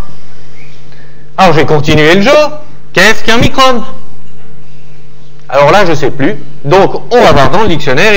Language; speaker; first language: French; native; French